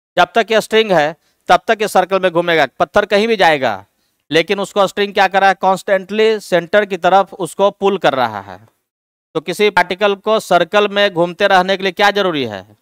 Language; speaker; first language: Hindi; native; Hindi